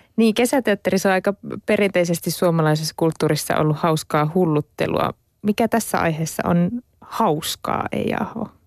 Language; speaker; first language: Finnish; native; Finnish